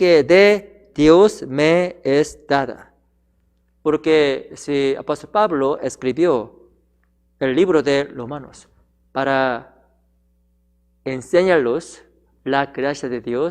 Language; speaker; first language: Spanish; non-native, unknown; Korean